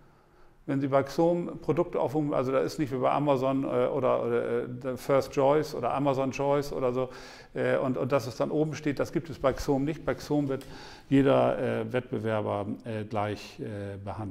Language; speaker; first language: German; native; German